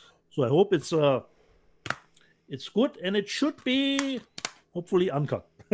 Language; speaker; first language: English; non-native, fluent; German